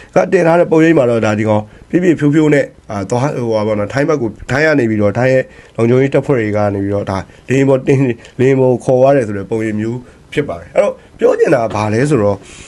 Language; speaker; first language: Burmese; native; Burmese